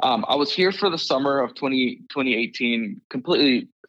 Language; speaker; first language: English; early bilingual, other home language; Spanish